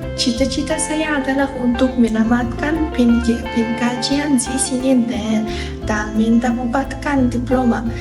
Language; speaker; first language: Malay; non-native, learner; Uzbek